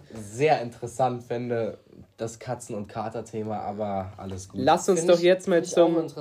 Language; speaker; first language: German; early bilingual, other home language; Greek